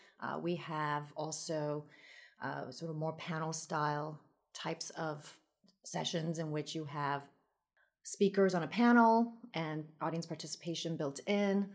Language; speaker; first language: English; early bilingual, other home language; Min Nan Chinese